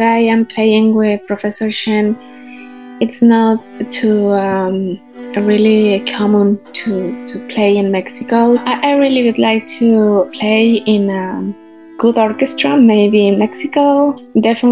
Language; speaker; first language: English; non-native, learner; Spanish